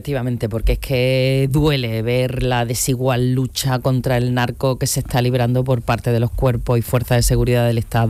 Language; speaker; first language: Spanish; native; Spanish